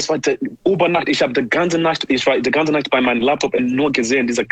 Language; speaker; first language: German; non-native, learner; English